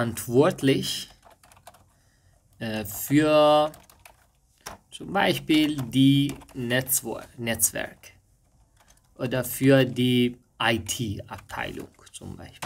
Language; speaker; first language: German; non-native, learner; Persian